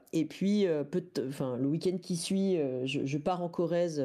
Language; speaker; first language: French; native; French